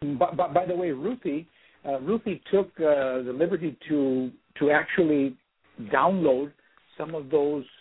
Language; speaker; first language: English; early bilingual, other home language; Spanish